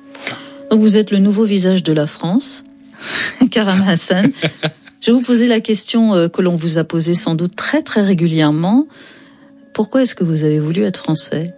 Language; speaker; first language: French; native; French